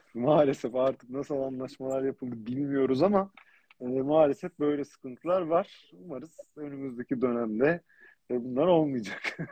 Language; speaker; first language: Turkish; native; Turkish